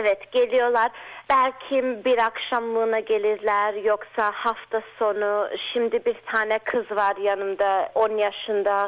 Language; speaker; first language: Turkish; early bilingual, heritage; Turkish